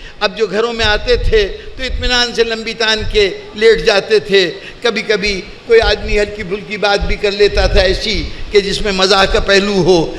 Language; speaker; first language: Urdu; native; Urdu